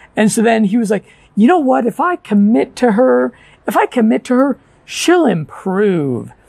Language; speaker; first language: English; native; English